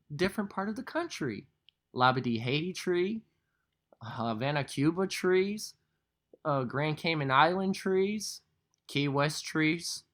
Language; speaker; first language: English; native; English